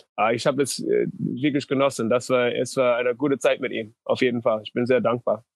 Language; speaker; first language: German; non-native, fluent; English